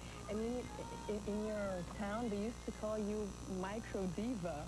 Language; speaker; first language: English; non-native, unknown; Portuguese